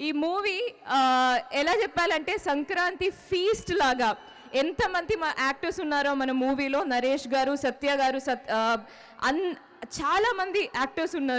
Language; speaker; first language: Telugu; non-native, fluent; Malayalam